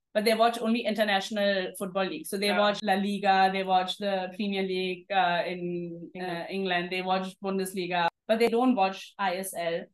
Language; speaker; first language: English; non-native, fluent; German